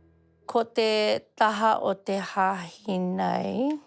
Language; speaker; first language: Māori; non-native, local second language; English